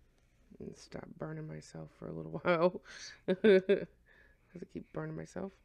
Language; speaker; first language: English; native; English